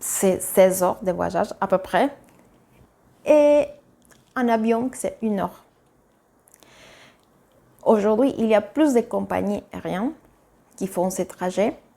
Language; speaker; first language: French; non-native, fluent; Spanish